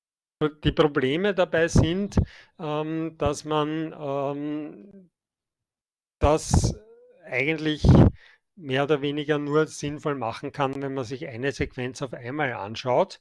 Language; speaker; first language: German; native; German